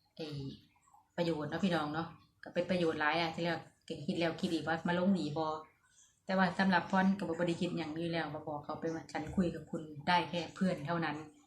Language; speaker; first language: Thai; native; Thai